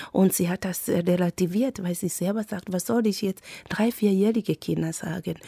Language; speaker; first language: German; non-native, fluent; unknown